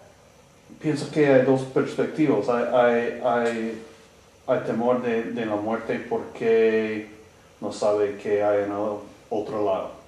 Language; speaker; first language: Spanish; non-native, learner; English